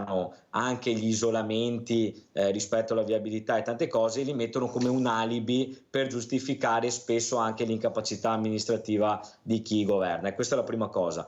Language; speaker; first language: Italian; native; Italian